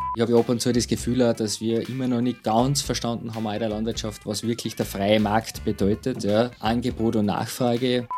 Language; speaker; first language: German; native; German